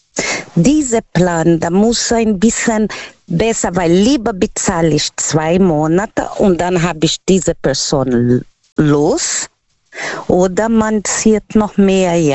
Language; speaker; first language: German; non-native, learner; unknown